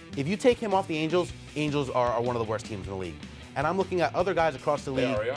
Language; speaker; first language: English; native; English